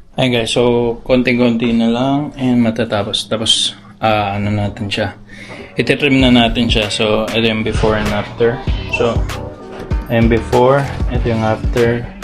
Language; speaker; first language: Filipino; native; Filipino